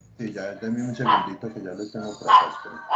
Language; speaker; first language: Spanish; native; Spanish